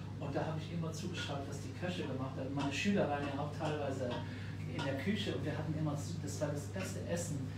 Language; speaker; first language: German; non-native, local second language; Luxembourgish